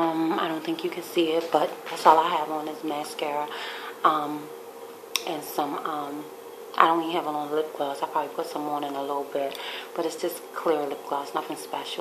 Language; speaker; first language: English; native; English